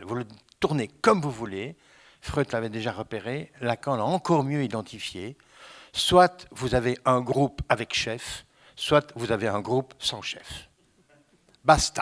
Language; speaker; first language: French; native; French